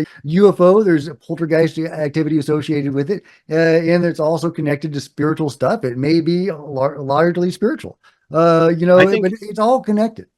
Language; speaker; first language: English; native; English